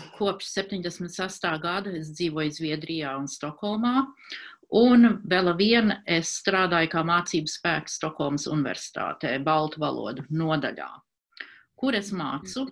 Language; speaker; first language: Latvian; early bilingual, heritage; Latvian